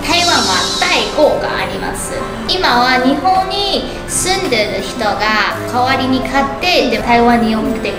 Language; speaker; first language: Japanese; non-native, fluent; Chinese